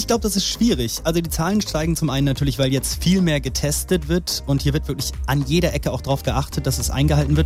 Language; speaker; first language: German; native; German